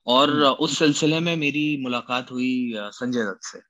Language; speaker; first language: Hindi; native; Hindi